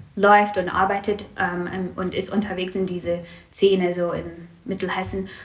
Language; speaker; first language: German; non-native, fluent; English